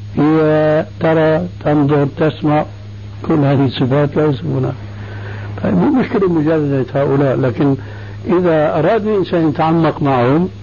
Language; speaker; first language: Arabic; early bilingual, other home language; Albanian